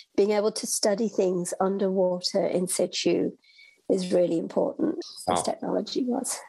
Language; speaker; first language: English; native; English